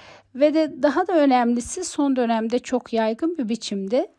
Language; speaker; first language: Turkish; native; Turkish